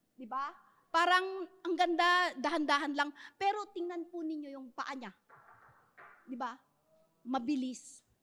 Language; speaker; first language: Filipino; native; Filipino